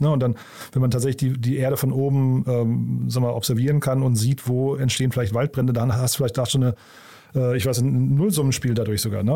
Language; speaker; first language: German; native; German